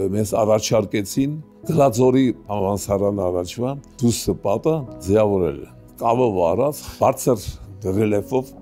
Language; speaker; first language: Armenian; early bilingual, heritage; Armenian